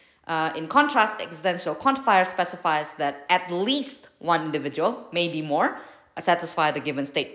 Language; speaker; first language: English; non-native, fluent; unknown